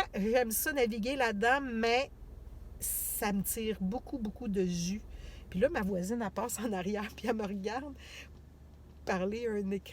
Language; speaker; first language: French; native; French